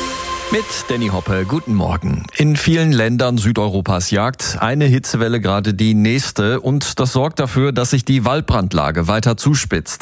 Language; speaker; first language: German; native; German